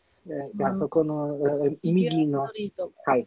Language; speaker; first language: Japanese; non-native, learner; Polish